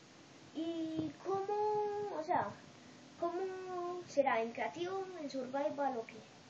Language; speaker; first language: Spanish; native; Spanish